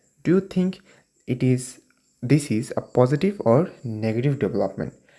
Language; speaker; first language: English; non-native, local second language; Bangla